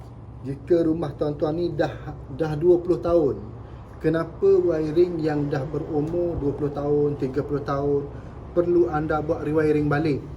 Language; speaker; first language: Malay; native; Malay